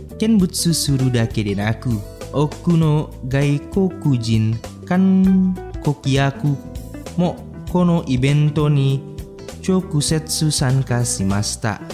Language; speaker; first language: Japanese; non-native, fluent; Indonesian